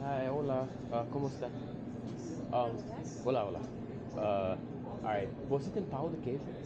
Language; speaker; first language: Portuguese; non-native, learner; English